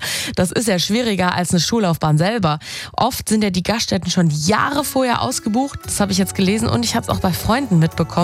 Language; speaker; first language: German; native; German